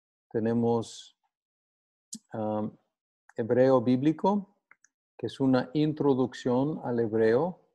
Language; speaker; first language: Spanish; non-native, fluent; English